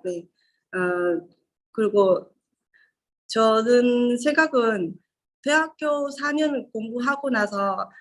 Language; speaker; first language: Korean; non-native, learner; Vietnamese